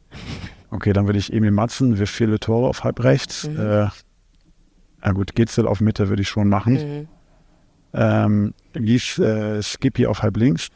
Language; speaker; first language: German; native; German